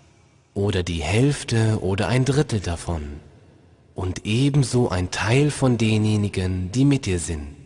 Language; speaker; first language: German; native; German